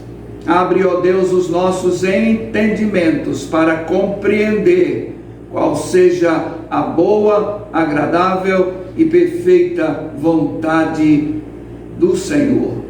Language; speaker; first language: Portuguese; native; Portuguese